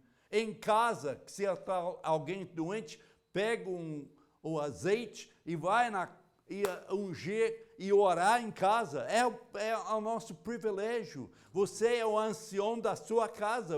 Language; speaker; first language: Portuguese; non-native, fluent; English